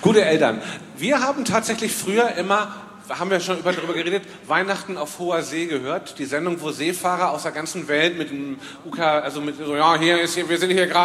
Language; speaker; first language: German; native; German